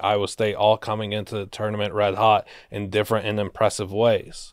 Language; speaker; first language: English; native; English